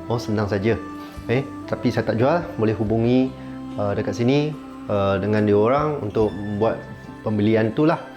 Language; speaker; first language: Malay; non-native, local second language; Chinese